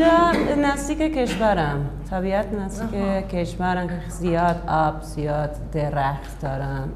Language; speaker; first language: Persian; non-native, learner; Spanish